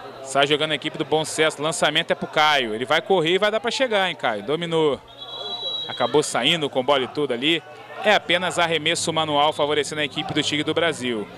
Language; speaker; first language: Portuguese; native; Portuguese